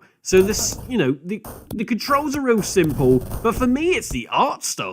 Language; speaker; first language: English; native; English